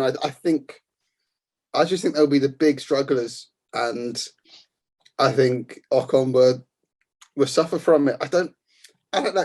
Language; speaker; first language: English; native; English